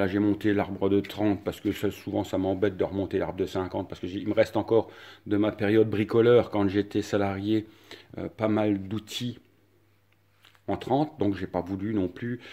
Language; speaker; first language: French; native; French